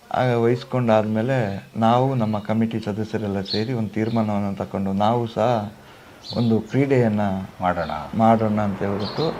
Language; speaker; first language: Kannada; non-native, local second language; Kodava